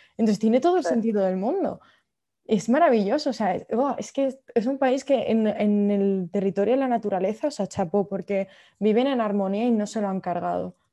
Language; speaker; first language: Spanish; native; Spanish